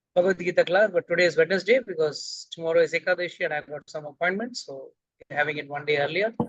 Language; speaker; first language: English; non-native, local second language; Hindi